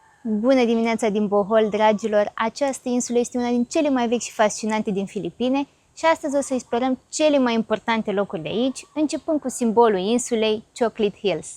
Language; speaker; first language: Romanian; native; Romanian